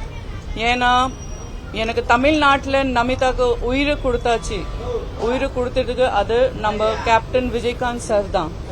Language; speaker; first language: Tamil; non-native, fluent; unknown